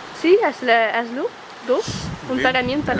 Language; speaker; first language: Spanish; non-native, learner; French